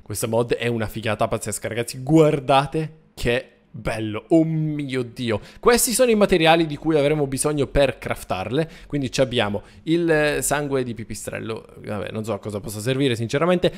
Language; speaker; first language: Italian; native; Italian